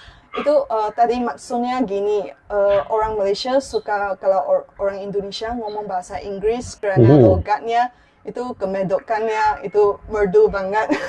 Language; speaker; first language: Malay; non-native, local second language; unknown